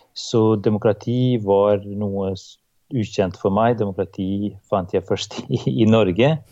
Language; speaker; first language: Norwegian; non-native, fluent; Albanian